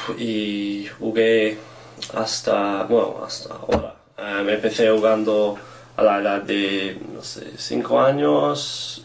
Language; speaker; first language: Spanish; non-native, learner; English